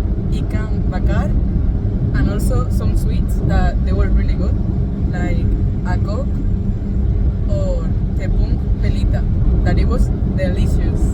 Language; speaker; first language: English; non-native, fluent; Spanish